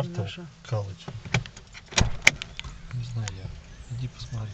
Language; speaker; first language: Russian; native; Russian